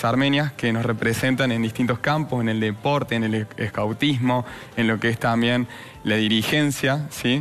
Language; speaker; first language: Spanish; native; Spanish